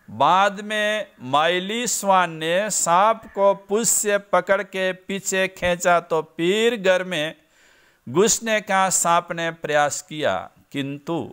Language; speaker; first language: Hindi; non-native, local second language; Gujarati